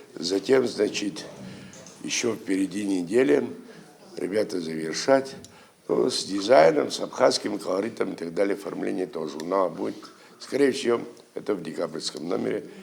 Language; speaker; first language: Russian; non-native, local second language; Abkhazian